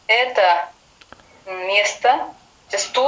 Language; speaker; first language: Russian; non-native, learner; Kyrgyz